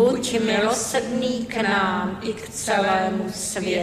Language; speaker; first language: Czech; native; Czech